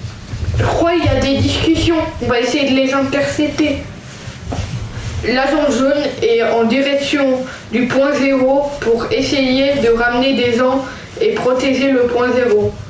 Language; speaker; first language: French; native; French